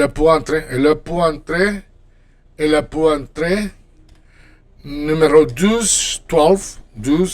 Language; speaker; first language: French; non-native, fluent; Spanish